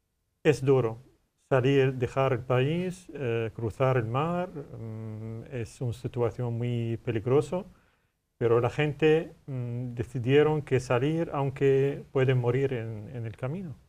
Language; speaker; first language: Spanish; non-native, learner; Arabic